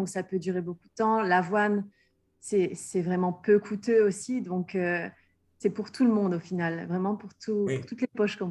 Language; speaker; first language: French; native; French